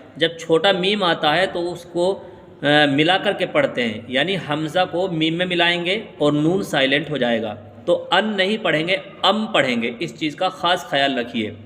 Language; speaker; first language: Urdu; native; Urdu